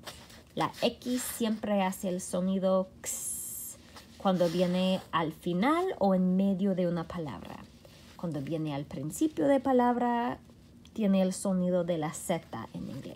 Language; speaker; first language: Spanish; non-native, fluent; English